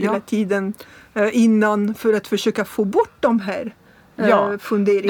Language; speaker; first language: Swedish; non-native, fluent; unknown